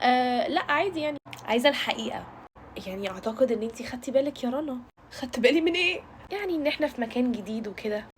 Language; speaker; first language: Arabic; native; Arabic